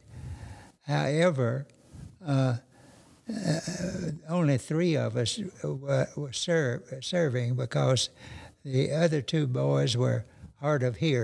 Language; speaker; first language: English; native; English